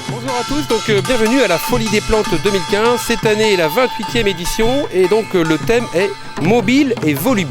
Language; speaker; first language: French; native; French